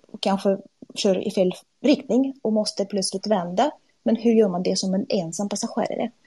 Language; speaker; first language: Swedish; non-native, fluent; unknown